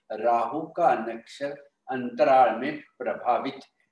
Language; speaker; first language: Hindi; non-native, local second language; Marathi